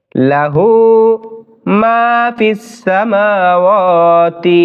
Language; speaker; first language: Arabic; non-native, learner; Bangla